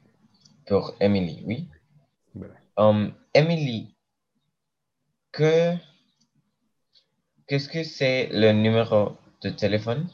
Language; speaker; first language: French; non-native, learner; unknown